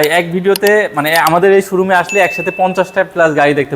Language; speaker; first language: Bangla; native; Bangla